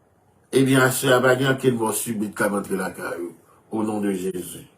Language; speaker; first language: French; non-native, local second language; Haitian Creole